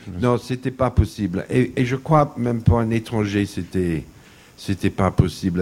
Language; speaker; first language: French; non-native, fluent; English